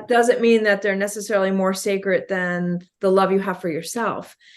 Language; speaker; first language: English; native; English